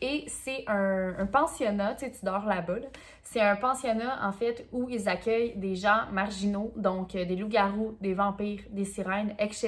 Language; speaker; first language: French; native; French